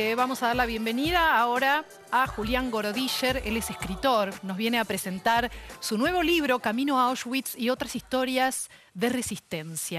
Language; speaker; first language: Spanish; native; Spanish